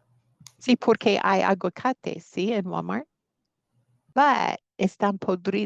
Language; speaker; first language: Spanish; non-native, fluent; English